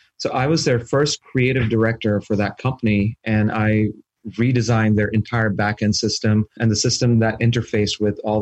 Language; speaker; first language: English; non-native, local second language; Urdu